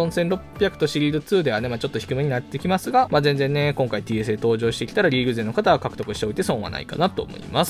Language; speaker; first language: Japanese; native; Japanese